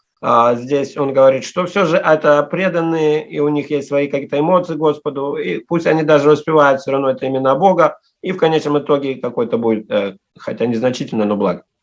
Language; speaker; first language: Russian; native; Russian